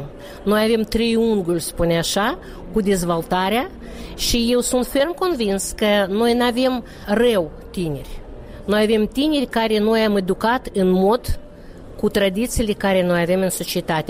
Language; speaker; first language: Romanian; non-native, local second language; Russian